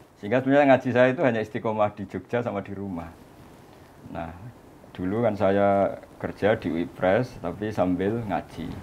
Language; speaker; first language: Indonesian; non-native, local second language; Javanese